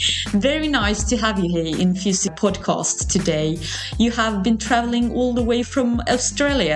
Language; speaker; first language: English; non-native, fluent; Norwegian